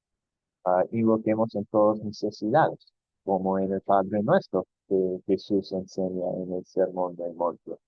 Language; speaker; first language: Spanish; non-native, fluent; English